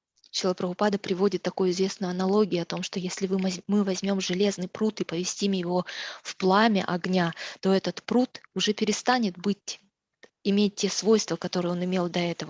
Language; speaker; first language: Russian; native; Russian